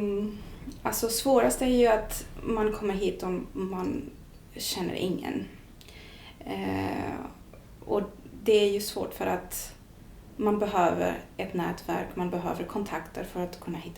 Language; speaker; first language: Swedish; non-native, fluent; Greek